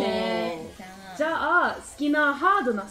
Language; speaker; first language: Japanese; non-native, learner; English